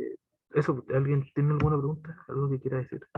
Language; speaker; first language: Spanish; native; Spanish